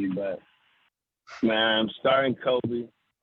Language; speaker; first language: English; native; English